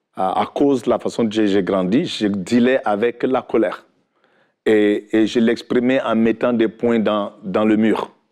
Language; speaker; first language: French; non-native, local second language; Fula